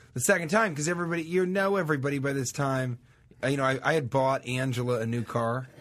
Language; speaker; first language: English; native; English